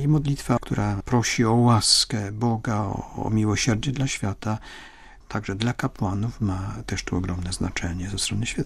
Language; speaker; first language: Polish; native; Polish